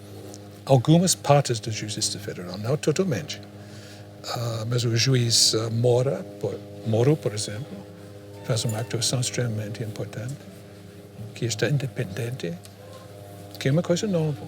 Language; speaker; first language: Portuguese; non-native, fluent; English